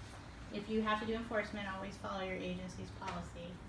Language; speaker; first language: English; native; English